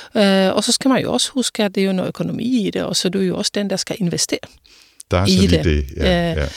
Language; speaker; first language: Danish; non-native, fluent; Finnish